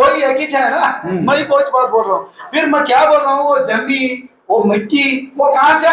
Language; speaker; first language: Hindi; non-native, local second language; Telugu